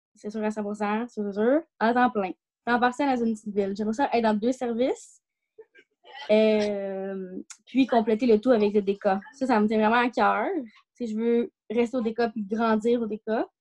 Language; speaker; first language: French; native; French